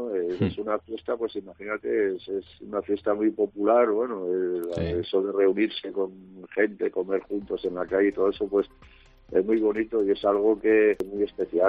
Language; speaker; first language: Spanish; native; Spanish